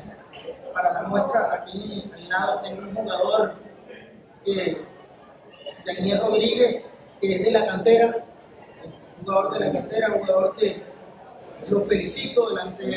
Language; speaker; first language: Spanish; native; Spanish